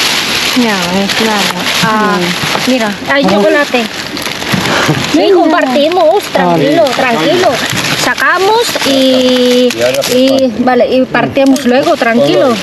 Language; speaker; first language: Spanish; non-native, learner; Filipino